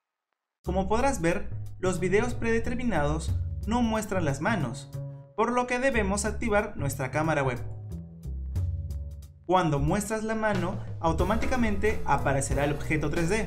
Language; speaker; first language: Spanish; native; Spanish